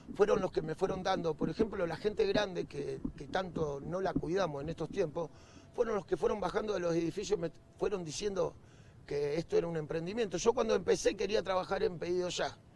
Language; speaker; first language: Spanish; native; Spanish